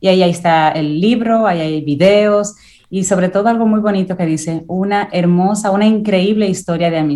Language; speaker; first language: Spanish; native; Spanish